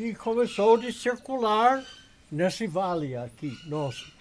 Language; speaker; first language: Portuguese; non-native, learner; English